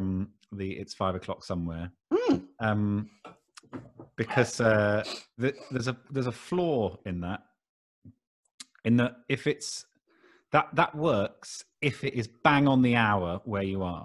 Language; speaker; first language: English; native; English